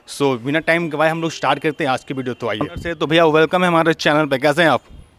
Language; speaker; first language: Hindi; native; Hindi